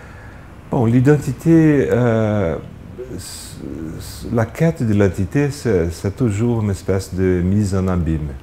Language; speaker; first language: French; non-native, fluent; Portuguese